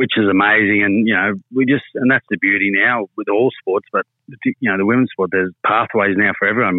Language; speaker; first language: English; native; English